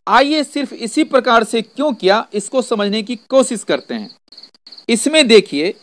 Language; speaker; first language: Hindi; native; Hindi